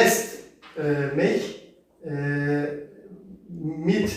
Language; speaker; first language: English; non-native, learner; Turkish